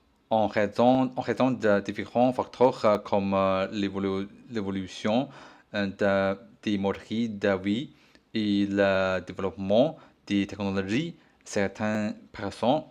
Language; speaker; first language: French; non-native, learner; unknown